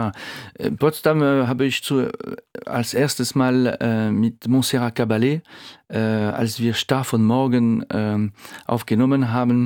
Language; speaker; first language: German; non-native, fluent; French